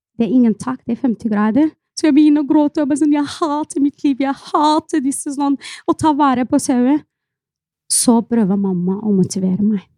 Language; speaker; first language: Norwegian; non-native, fluent; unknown